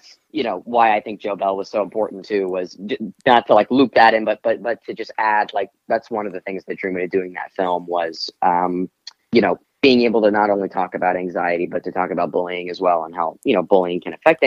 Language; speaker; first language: English; native; English